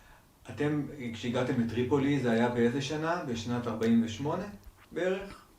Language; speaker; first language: Hebrew; native; Hebrew